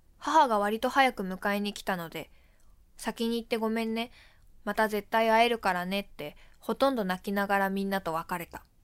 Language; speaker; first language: Japanese; native; Japanese